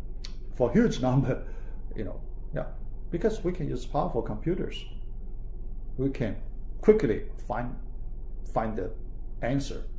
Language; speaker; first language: English; non-native, fluent; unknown